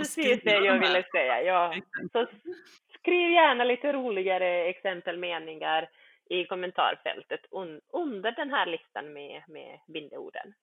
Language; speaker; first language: Swedish; early bilingual, other home language; Bosnian